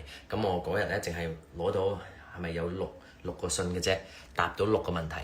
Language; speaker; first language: Chinese; early bilingual, heritage; Cantonese